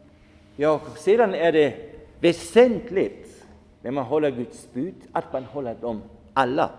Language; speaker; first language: Swedish; non-native, fluent; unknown